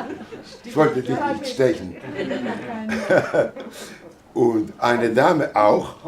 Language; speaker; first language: German; non-native, fluent; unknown